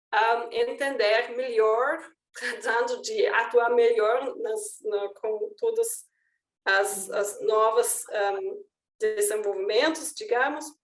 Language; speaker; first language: Portuguese; non-native, fluent; German